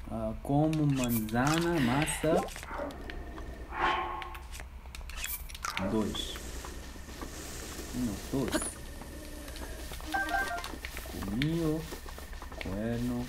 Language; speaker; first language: Portuguese; non-native, learner; English